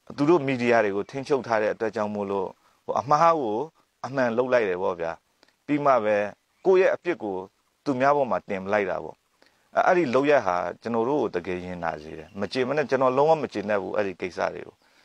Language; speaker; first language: Burmese; native; Burmese